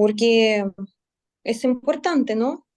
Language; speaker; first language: Spanish; non-native, learner; Russian